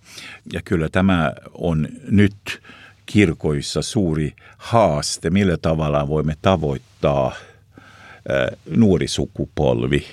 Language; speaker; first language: Finnish; non-native, local second language; Swedish